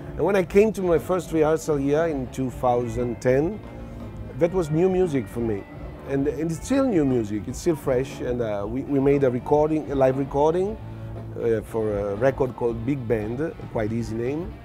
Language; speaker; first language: English; non-native, fluent; Italian